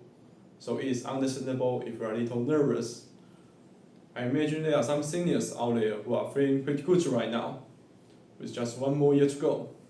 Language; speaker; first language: English; non-native, learner; Chinese